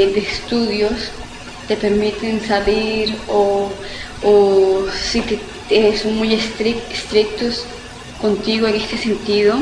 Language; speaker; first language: Spanish; early bilingual, heritage; Spanish